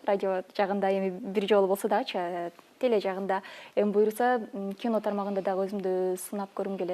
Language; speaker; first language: Kyrgyz; native; Kyrgyz